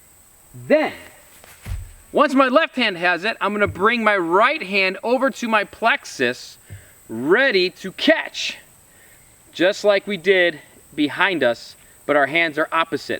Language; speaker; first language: English; native; English